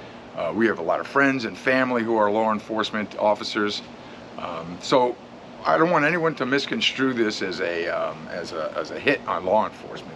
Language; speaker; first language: English; native; English